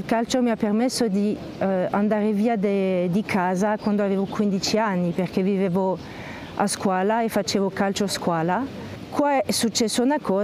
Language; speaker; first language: Italian; non-native, fluent; French